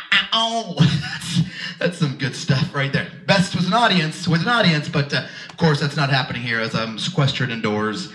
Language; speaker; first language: English; native; English